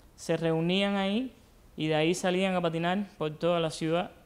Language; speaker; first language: Spanish; native; Spanish